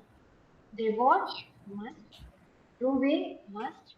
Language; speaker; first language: French; non-native, learner; Tamil